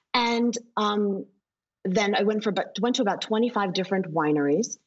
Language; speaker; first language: English; native; English